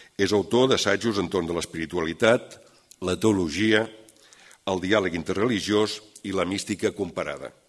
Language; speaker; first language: Catalan; native; Catalan